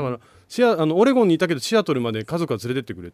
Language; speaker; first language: Japanese; native; Japanese